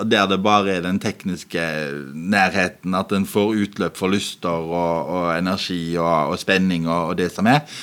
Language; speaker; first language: Norwegian; native; Norwegian